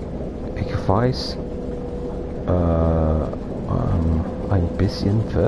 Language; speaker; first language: German; non-native, learner; English